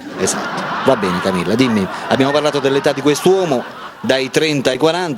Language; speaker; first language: Italian; native; Italian